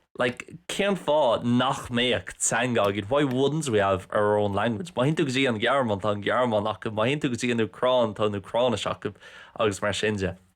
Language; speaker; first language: Irish; non-native, local second language; English